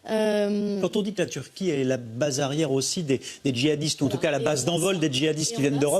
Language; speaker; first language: French; native; French